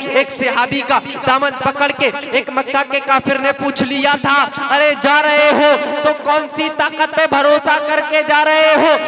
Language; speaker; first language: Hindi; native; Hindi